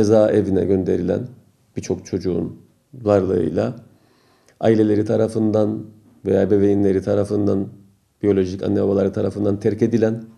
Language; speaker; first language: Turkish; native; Turkish